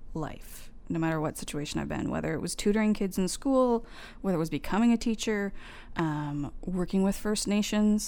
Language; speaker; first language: English; native; English